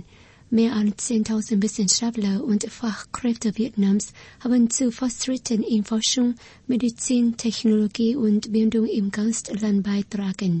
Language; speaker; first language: German; non-native, fluent; Vietnamese